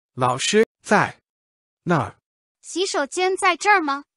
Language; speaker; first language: Chinese; non-native, learner; English